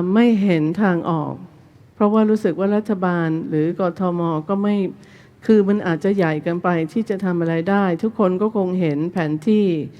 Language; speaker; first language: Thai; non-native, fluent; English